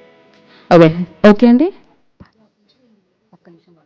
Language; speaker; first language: Telugu; native; Telugu